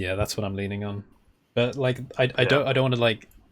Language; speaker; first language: English; native; English